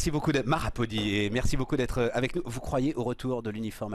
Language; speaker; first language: French; native; French